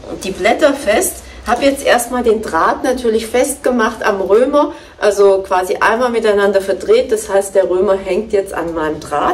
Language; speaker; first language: German; native; German